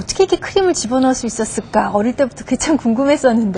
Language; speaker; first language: Korean; native; Korean